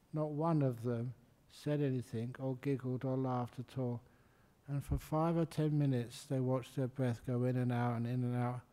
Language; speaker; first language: English; native; English